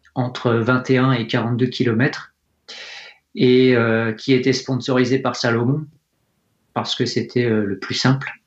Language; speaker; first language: French; native; French